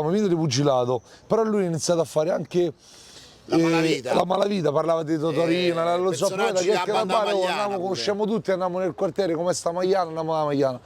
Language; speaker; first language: Italian; native; Italian